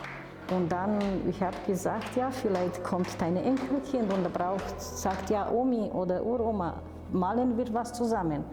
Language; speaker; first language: German; non-native, fluent; Romanian